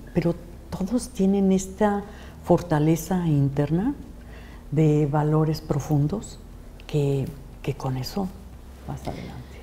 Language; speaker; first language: Spanish; native; Spanish